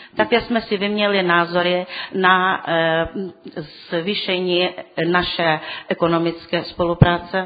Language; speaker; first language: Czech; non-native, fluent; Ukrainian